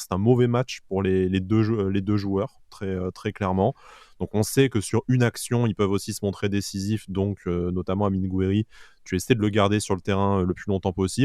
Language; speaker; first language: French; native; French